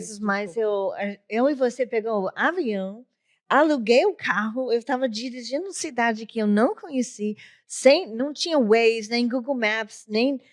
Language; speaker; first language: Portuguese; non-native, learner; English